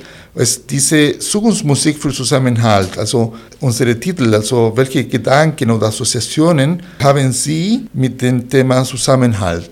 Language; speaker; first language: German; non-native, fluent; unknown